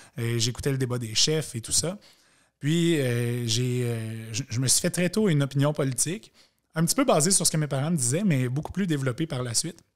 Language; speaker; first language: French; native; French